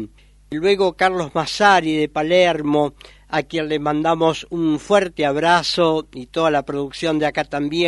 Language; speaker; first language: Spanish; native; Spanish